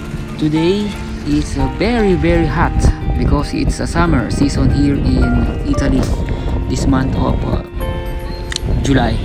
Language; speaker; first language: English; non-native, local second language; Filipino